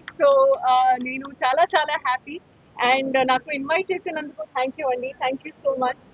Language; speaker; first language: Telugu; non-native, local second language; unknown